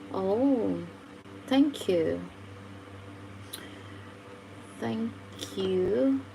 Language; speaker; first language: English; non-native, fluent; Filipino